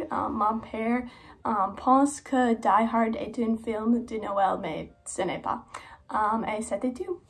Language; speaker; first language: French; non-native, learner; English